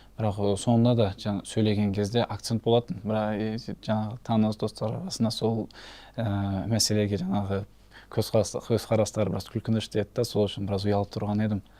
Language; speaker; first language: Kazakh; non-native, local second language; Turkish